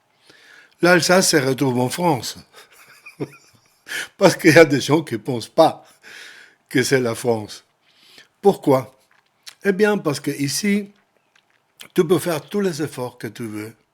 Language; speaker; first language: French; non-native, learner; Spanish